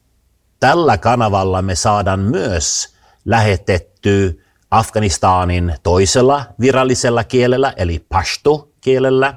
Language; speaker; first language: Finnish; early bilingual, heritage; Finnish